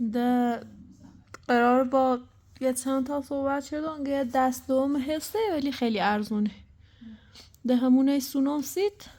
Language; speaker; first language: Persian; native; Persian